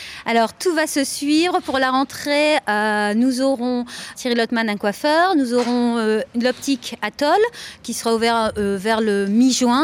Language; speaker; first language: French; native; French